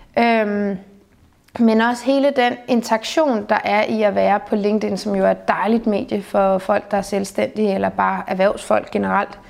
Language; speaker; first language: Danish; native; Danish